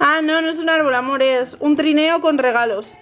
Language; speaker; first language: Spanish; native; Spanish